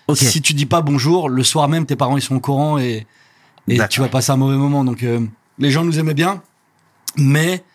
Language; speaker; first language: French; native; French